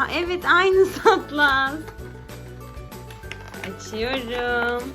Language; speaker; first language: Turkish; native; Turkish